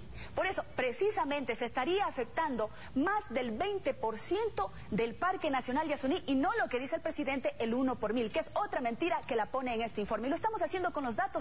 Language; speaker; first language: Spanish; native; Spanish